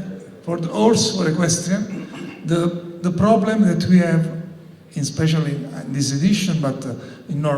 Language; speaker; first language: English; non-native, learner; Italian